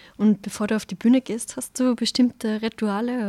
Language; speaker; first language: German; native; German